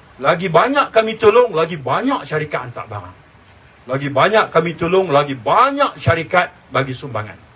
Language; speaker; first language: Malay; native; Malay